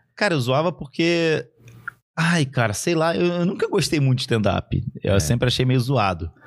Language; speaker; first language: Portuguese; native; Portuguese